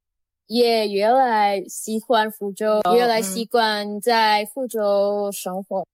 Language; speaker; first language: Chinese; non-native, fluent; Indonesian